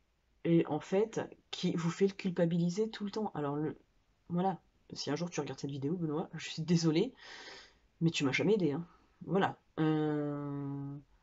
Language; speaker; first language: French; native; French